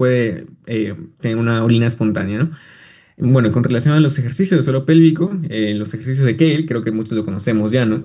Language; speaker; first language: Spanish; native; Spanish